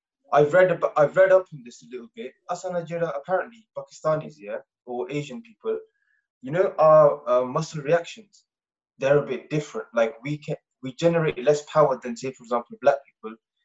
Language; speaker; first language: English; early bilingual, other home language; Punjabi